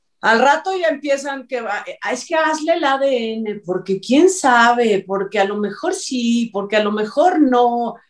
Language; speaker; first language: Spanish; native; Spanish